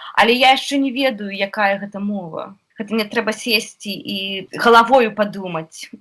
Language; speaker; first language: Belarusian; non-native, local second language; Russian